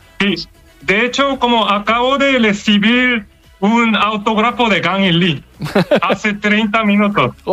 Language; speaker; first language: Spanish; non-native, fluent; Korean